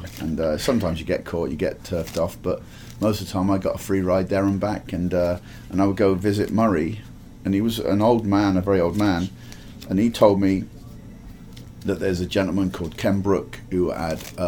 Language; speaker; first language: English; native; English